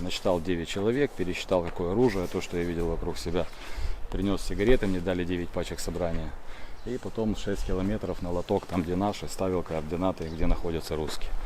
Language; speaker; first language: Russian; native; Russian